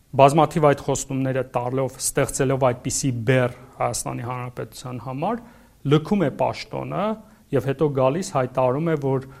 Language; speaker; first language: Armenian; native; Armenian